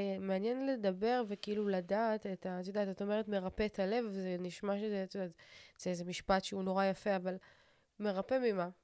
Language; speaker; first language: Hebrew; native; Hebrew